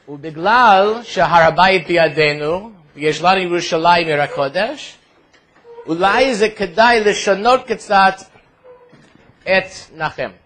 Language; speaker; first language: Hebrew; non-native, fluent; English